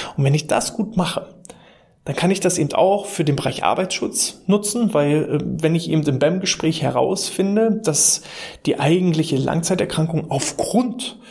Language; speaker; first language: German; native; German